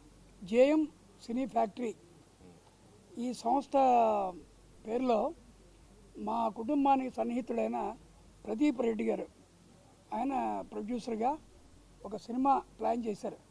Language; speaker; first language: Telugu; native; Telugu